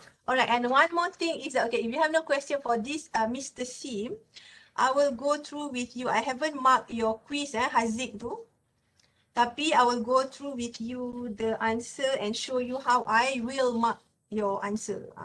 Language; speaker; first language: English; non-native, local second language; Malay